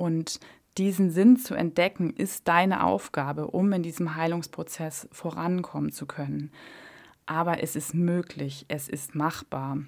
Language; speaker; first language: German; native; German